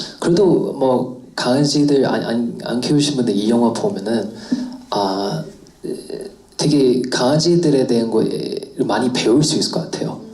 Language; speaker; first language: Korean; non-native, fluent; English